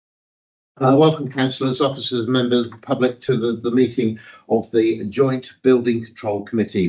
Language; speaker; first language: English; native; English